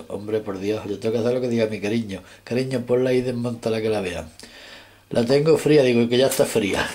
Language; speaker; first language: Spanish; native; Spanish